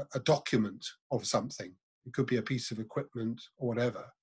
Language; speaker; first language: English; native; English